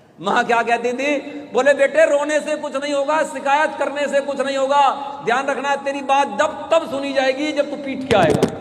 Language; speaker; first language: Hindi; native; Hindi